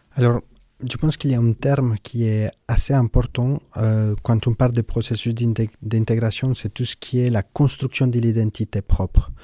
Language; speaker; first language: French; non-native, fluent; Spanish